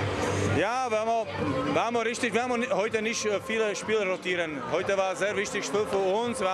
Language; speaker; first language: German; non-native, learner; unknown